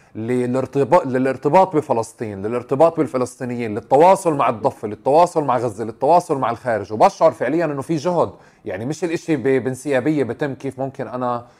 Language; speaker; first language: Arabic; native; Arabic